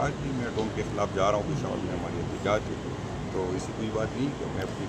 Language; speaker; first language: Urdu; non-native, local second language; Pashto